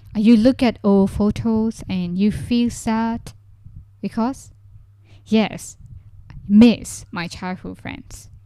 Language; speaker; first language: English; non-native, fluent; Burmese